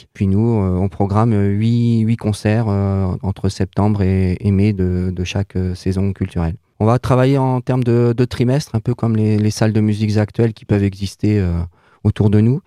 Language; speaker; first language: French; native; French